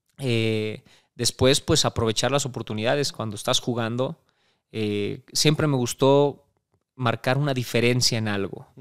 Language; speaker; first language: Spanish; native; Spanish